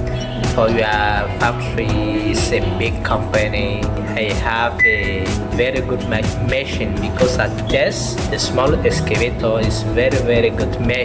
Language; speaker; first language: English; non-native, learner; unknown